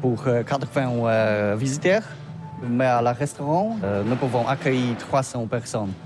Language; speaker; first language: French; non-native, learner; Polish